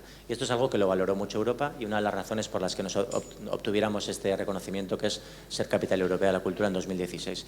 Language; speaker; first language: Spanish; native; Spanish